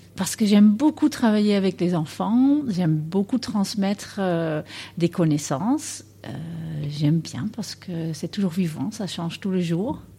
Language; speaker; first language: French; non-native, fluent; Dutch